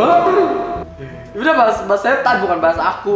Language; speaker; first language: Indonesian; native; Indonesian